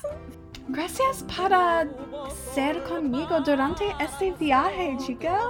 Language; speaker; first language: Spanish; non-native, learner; English